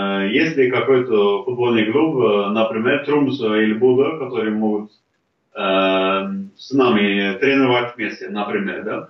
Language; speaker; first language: Russian; non-native, fluent; Norwegian